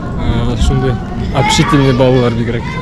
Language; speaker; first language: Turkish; non-native, learner; Bashkir